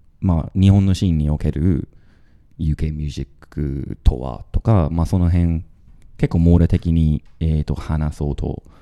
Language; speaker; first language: Japanese; non-native, fluent; English